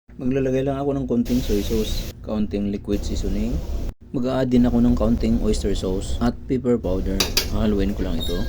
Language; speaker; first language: Filipino; native; Filipino